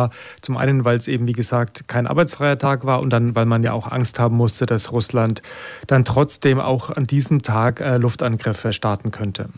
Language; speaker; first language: German; native; German